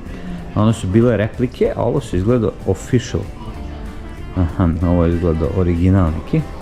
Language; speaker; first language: Serbian; native; Serbian